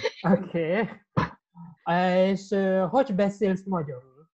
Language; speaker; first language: Hungarian; non-native, fluent; Indonesian